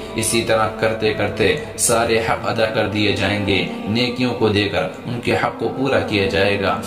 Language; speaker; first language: Urdu; native; Urdu